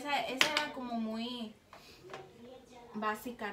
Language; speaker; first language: Spanish; early bilingual, heritage; Spanish